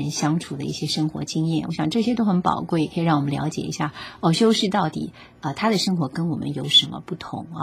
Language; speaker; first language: Chinese; native; Chinese